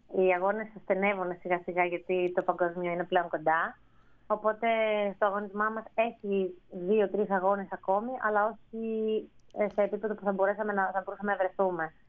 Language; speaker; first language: Greek; native; Greek